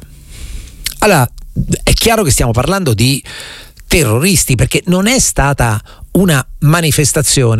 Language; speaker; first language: Italian; native; Italian